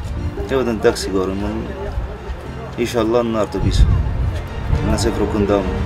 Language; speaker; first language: Greek; non-native, learner; Arabic